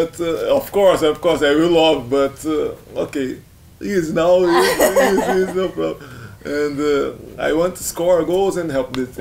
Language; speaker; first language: English; non-native, learner; Portuguese